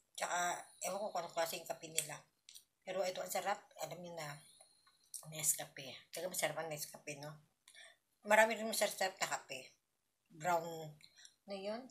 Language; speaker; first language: Filipino; native; Filipino